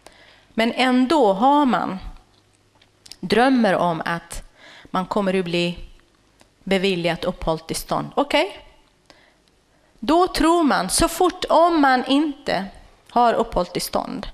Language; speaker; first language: Swedish; non-native, fluent; Kurdish